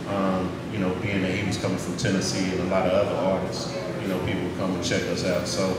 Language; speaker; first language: English; native; English